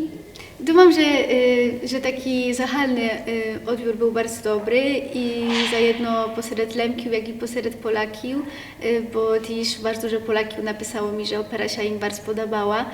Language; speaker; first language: Polish; non-native, local second language; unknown